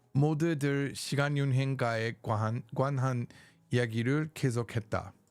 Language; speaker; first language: Korean; non-native, learner; English